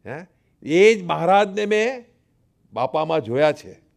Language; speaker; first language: Hindi; non-native, local second language; Gujarati